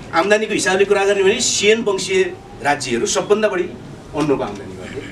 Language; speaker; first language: Nepali; non-native, local second language; Eastern Tamang